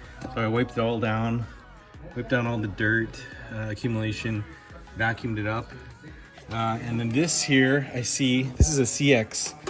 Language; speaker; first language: English; native; English